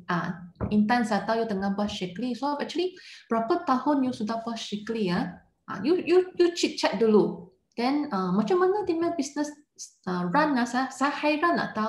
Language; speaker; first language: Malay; non-native, local second language; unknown